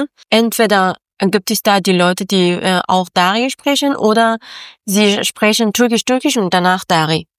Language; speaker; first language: German; non-native, fluent; Persian